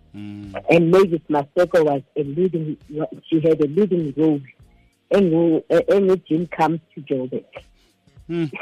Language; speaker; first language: English; non-native, local second language; Xhosa